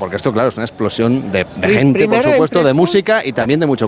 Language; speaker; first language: Spanish; native; Spanish